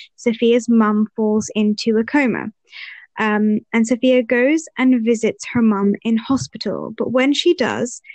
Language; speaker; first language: English; early bilingual, other home language; Arabic